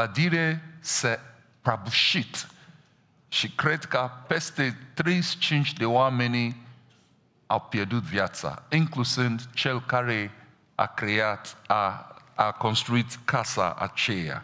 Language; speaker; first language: Romanian; non-native, fluent; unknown